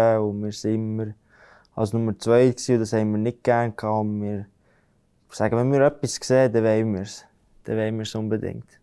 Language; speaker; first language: German; non-native, fluent; Latvian